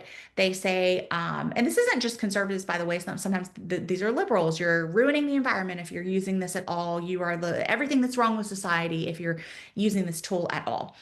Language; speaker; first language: English; native; English